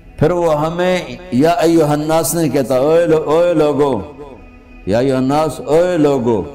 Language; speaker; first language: Urdu; non-native, local second language; Punjabi